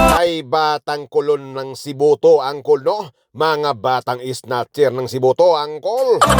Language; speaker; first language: Filipino; non-native, local second language; Cebuano